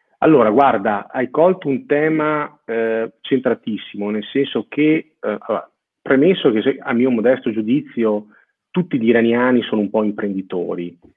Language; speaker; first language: Italian; native; Italian